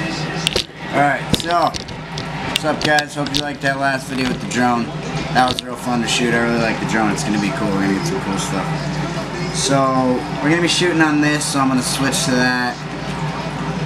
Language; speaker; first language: English; native; English